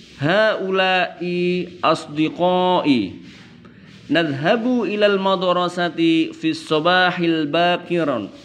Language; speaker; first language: Arabic; non-native, fluent; Indonesian